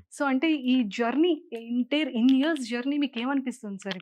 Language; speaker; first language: Telugu; native; Telugu